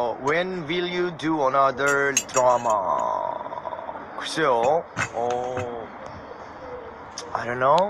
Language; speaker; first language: English; non-native, learner; Korean